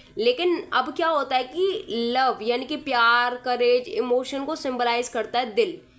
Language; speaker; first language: Hindi; native; Hindi